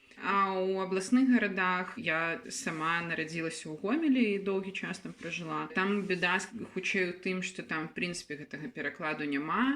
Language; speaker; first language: Belarusian; native; Belarusian